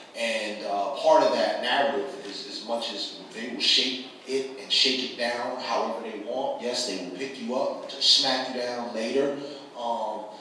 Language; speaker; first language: English; native; English